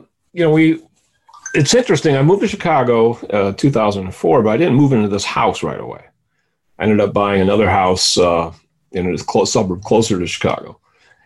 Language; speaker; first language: English; native; English